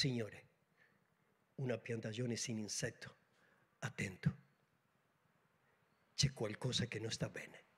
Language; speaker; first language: Italian; non-native, learner; Spanish